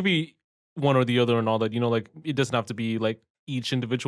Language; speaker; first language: English; native; English